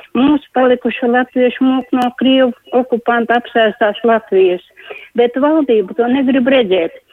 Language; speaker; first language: Latvian; native; Latvian